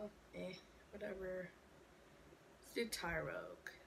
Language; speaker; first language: English; native; English